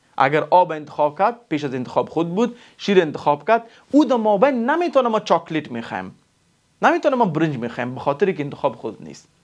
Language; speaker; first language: Persian; non-native, local second language; Pashto